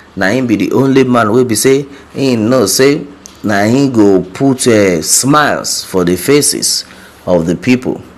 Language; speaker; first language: Nigerian Pidgin; non-native, local second language; Yoruba